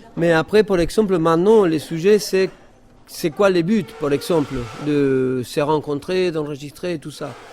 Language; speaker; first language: French; non-native, fluent; Spanish